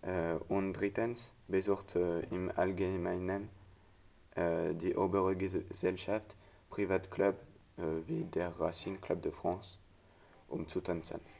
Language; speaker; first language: German; non-native, learner; French